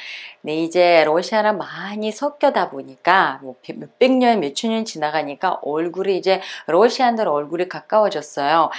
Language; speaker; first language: Korean; non-native, fluent; Uzbek